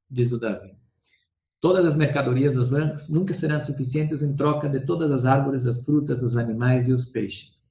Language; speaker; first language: Portuguese; non-native, fluent; Spanish